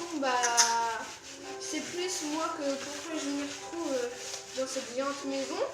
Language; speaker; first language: French; native; French